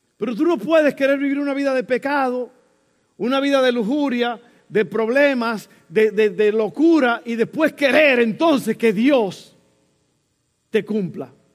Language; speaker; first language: Spanish; early bilingual, heritage; Spanish